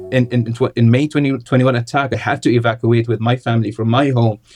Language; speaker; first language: English; non-native, fluent; Arabic